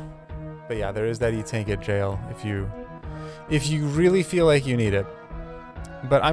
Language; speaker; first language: English; native; English